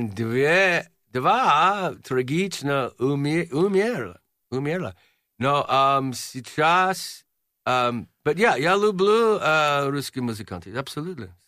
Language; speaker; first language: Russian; non-native, learner; English